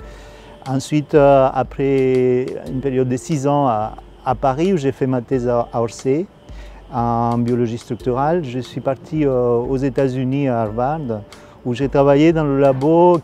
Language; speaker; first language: French; non-native, fluent; Spanish